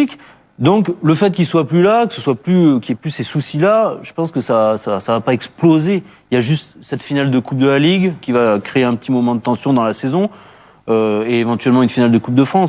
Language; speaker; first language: French; native; French